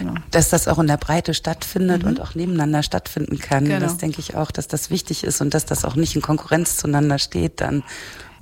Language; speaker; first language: German; native; German